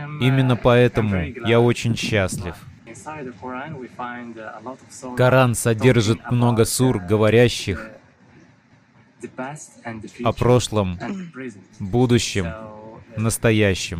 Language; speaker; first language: Russian; non-native, fluent; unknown